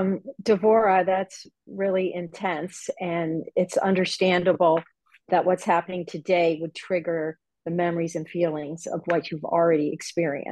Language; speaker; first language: English; native; English